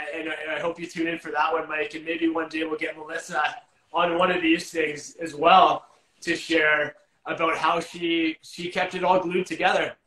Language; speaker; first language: English; native; English